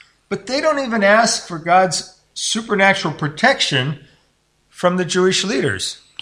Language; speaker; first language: English; native; English